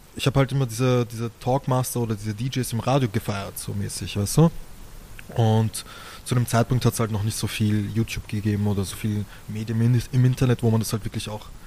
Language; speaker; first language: German; native; German